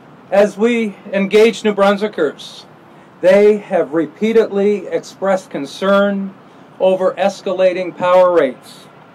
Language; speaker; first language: English; native; English